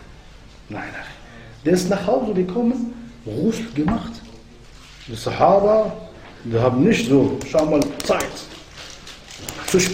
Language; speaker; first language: German; non-native, fluent; Arabic